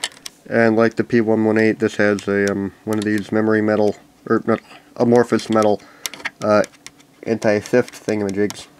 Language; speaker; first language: English; native; English